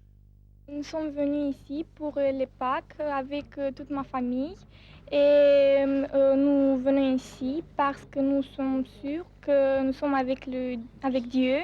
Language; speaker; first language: French; non-native, fluent; Romanian